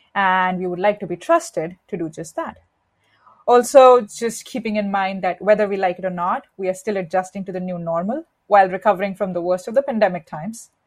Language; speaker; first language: English; non-native, local second language; Hindi